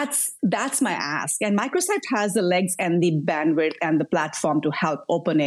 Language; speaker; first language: English; non-native, local second language; Hindi